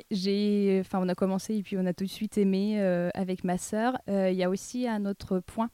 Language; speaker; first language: French; non-native, fluent; Russian